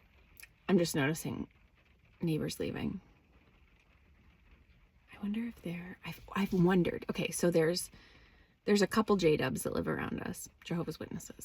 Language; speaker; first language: English; native; English